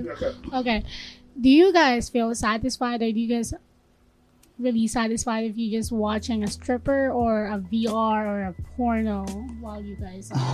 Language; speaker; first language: English; non-native, local second language; Filipino